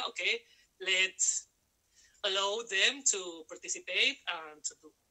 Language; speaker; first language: English; non-native, learner; Spanish